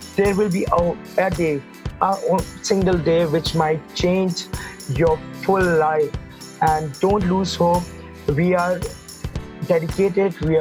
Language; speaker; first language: English; non-native, local second language; Urdu